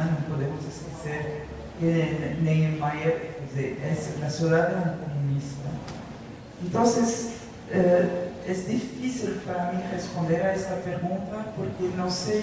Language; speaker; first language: Spanish; non-native, fluent; Portuguese